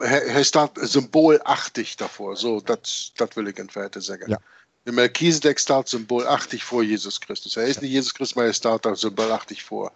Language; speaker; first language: Dutch; native; Dutch